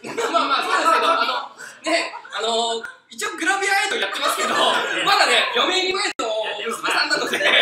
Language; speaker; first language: Japanese; native; Japanese